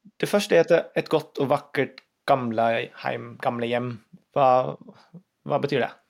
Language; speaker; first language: Norwegian; non-native, fluent; German